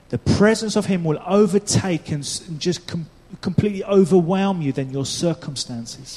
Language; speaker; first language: English; native; English